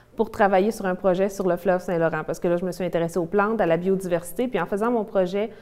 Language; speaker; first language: French; native; French